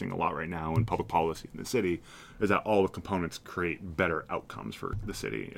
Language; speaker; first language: English; native; English